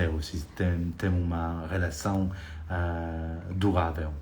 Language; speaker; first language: Portuguese; non-native, fluent; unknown